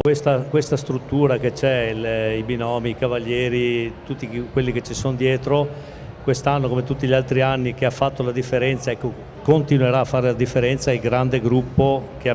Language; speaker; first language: Italian; native; Italian